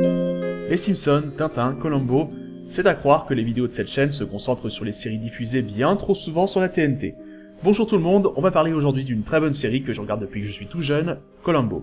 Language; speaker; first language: French; native; French